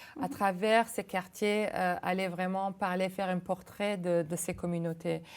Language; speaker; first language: French; non-native, local second language; Arabic